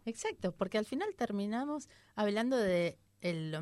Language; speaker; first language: Spanish; native; Spanish